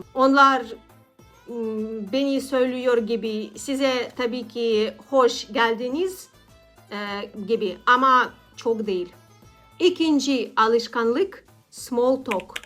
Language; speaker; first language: Turkish; non-native, learner; Russian